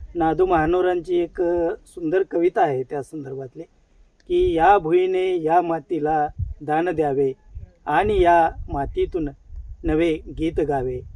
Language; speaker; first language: Marathi; native; Marathi